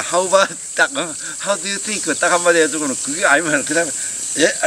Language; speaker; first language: Korean; native; Korean